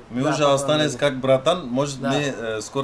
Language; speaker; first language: Russian; non-native, learner; Turkish